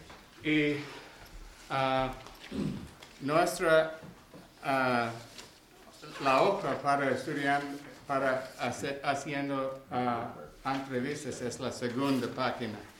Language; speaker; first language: Spanish; non-native, learner; English